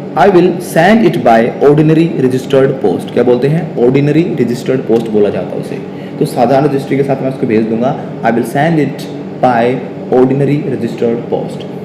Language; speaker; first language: Hindi; native; Hindi